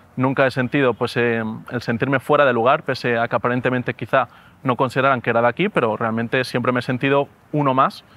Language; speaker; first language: Spanish; native; Spanish